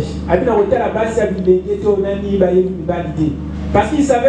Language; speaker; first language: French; non-native, local second language; Lingala